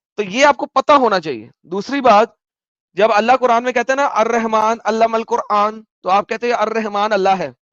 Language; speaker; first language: Urdu; native; Urdu